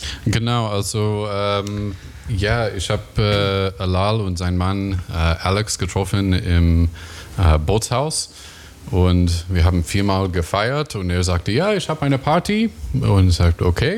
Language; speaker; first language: German; non-native, learner; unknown